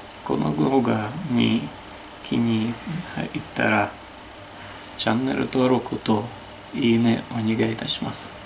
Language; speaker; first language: Japanese; non-native, fluent; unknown